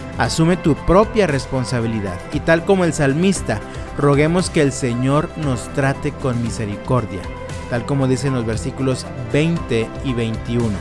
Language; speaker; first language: Spanish; native; Spanish